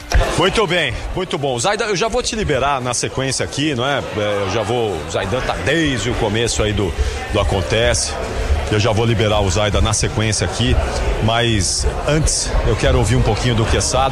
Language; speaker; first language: Portuguese; native; Portuguese